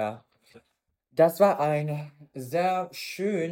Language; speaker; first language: German; non-native, learner; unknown